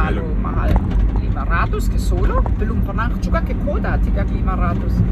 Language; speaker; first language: Indonesian; non-native, fluent; German